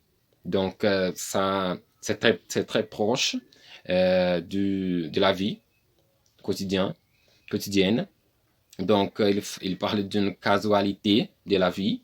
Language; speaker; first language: French; non-native, learner; Portuguese